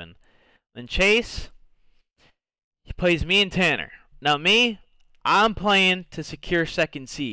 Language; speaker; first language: English; native; English